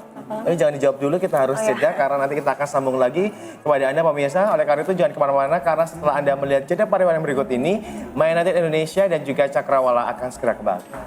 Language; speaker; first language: Indonesian; native; Indonesian